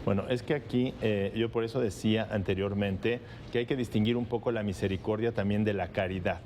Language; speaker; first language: Spanish; native; Spanish